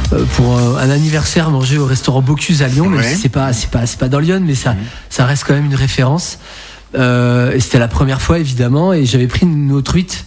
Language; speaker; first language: French; native; French